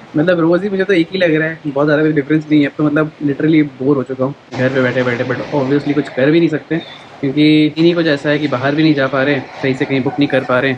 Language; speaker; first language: Hindi; native; Hindi